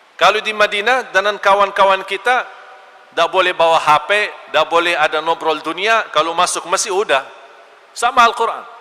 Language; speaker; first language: Malay; non-native, fluent; Arabic